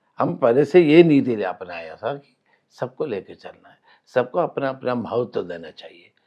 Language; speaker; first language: Hindi; non-native, local second language; Malayalam